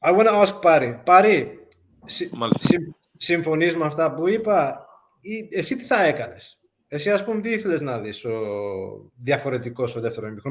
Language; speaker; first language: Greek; early bilingual, heritage; Greek